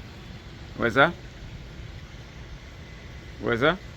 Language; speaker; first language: French; non-native, learner; Haitian Creole